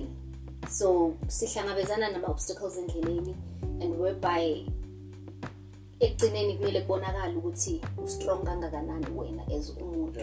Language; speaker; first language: English; non-native, local second language; Zulu